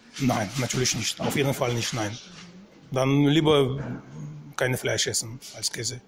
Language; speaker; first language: German; non-native, fluent; Russian